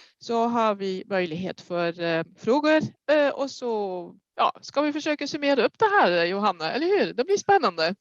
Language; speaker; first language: Swedish; non-native, fluent; Dutch